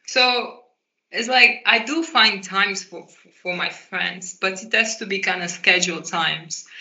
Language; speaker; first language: English; non-native, fluent; Portuguese